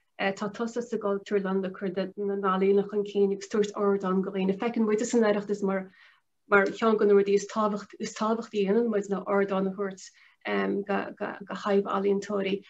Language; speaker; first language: Irish; native; Irish